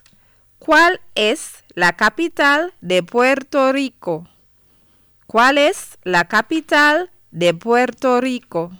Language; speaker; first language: Spanish; non-native, fluent; English